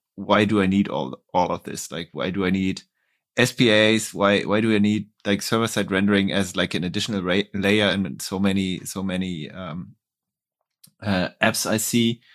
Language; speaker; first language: English; non-native, fluent; German